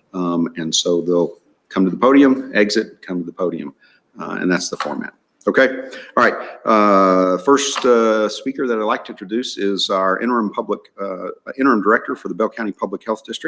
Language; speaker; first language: English; native; English